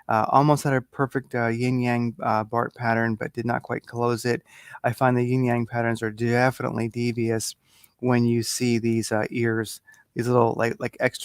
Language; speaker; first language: English; native; English